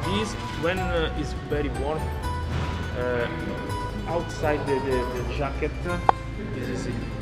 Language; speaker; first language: English; non-native, learner; Italian